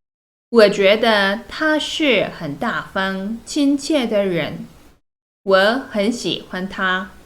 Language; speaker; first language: Chinese; non-native, fluent; Korean